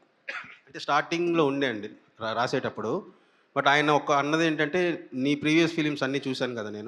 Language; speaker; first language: Telugu; native; Telugu